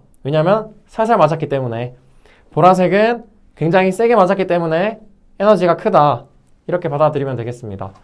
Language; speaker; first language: Korean; native; Korean